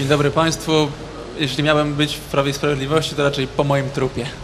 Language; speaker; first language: Polish; native; Polish